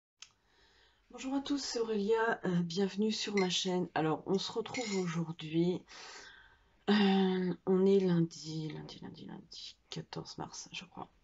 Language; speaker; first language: French; native; French